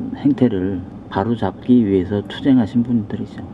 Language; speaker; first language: Korean; native; Korean